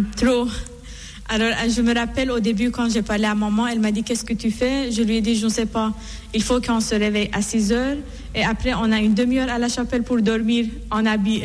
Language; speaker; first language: French; non-native, fluent; Persian